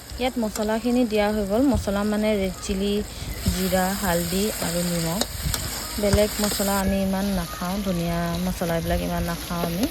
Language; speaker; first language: Assamese; non-native, local second language; Manipuri